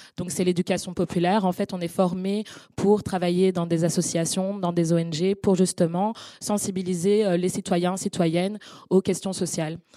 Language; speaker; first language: French; native; French